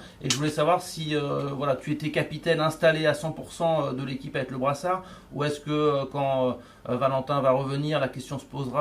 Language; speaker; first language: French; native; French